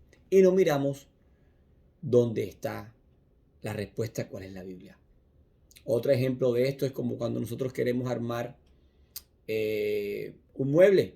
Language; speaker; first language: Spanish; native; Spanish